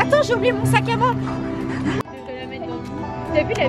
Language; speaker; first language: French; native; French